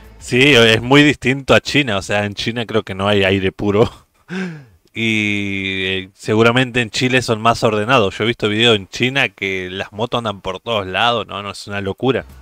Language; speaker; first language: Spanish; native; Spanish